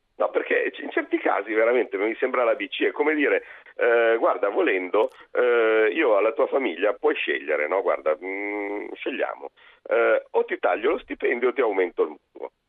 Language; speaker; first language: Italian; native; Italian